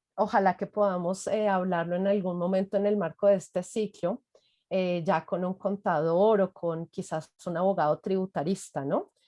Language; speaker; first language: Spanish; native; Spanish